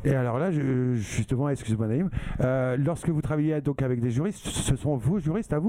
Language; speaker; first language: French; native; French